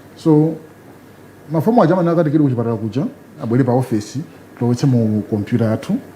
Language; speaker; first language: Nyanja; native; Nyanja